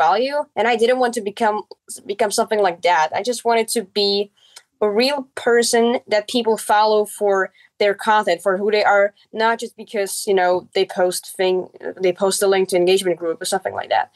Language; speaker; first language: English; non-native, fluent; Czech